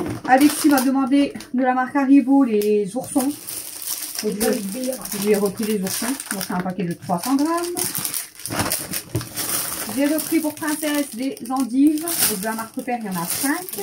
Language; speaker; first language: French; native; French